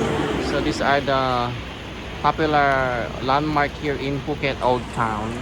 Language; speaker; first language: English; non-native, local second language; Filipino